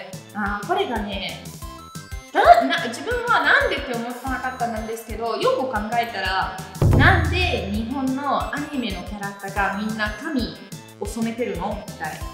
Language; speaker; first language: Japanese; non-native, fluent; Italian